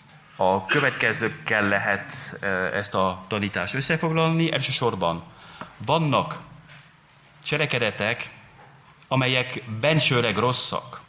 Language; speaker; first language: Hungarian; non-native, fluent; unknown